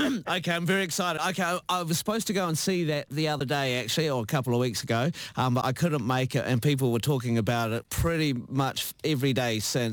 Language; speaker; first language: English; native; English